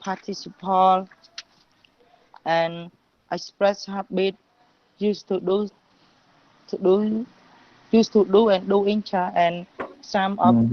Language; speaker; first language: English; non-native, learner; Khmer